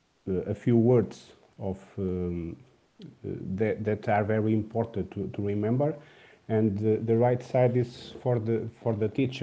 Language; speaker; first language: English; non-native, learner; Portuguese